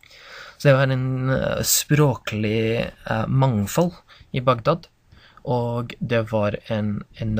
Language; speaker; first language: Norwegian; non-native, fluent; English